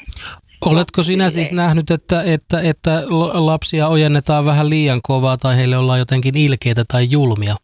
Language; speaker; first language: Finnish; native; Finnish